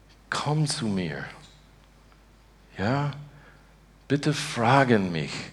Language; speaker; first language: German; non-native, learner; English